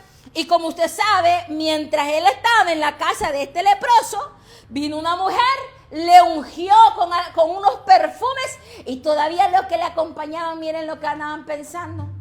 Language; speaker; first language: Spanish; native; Spanish